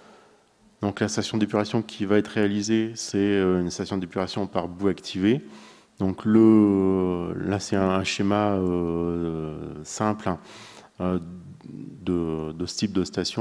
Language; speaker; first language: French; native; French